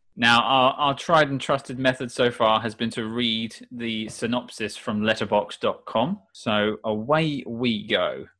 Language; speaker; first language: English; native; English